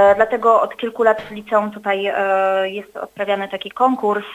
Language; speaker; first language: Polish; native; Polish